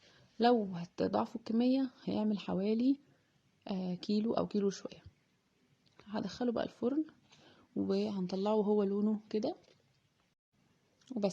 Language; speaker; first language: Arabic; native; Arabic